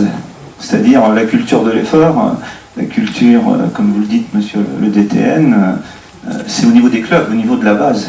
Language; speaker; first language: French; native; French